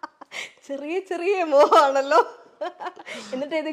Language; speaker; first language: Malayalam; native; Malayalam